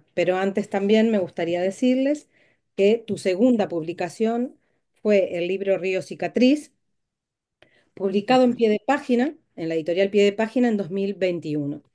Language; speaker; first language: Spanish; native; Spanish